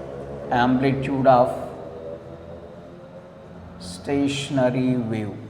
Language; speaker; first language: English; non-native, local second language; Telugu